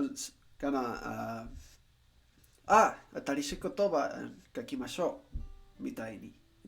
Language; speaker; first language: Japanese; non-native, learner; Spanish